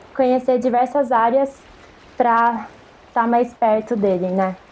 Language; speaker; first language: Portuguese; native; Portuguese